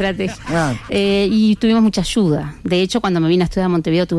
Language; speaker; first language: Spanish; native; Spanish